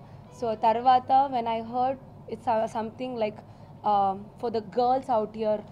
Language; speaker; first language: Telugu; non-native, local second language; Malayalam